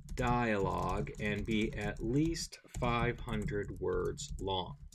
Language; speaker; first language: English; native; English